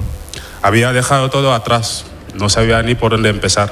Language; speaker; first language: Spanish; non-native, fluent; Wolof